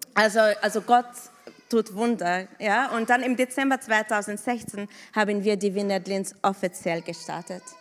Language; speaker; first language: German; non-native, fluent; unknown